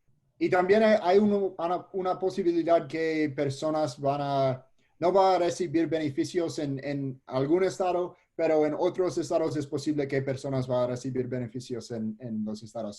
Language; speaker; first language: Spanish; non-native, learner; English